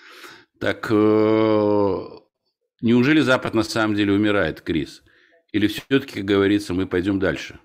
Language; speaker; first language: Russian; native; Russian